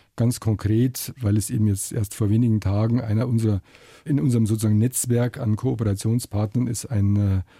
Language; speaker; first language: German; native; German